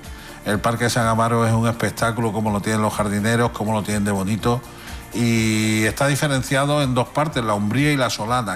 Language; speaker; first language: Spanish; native; Spanish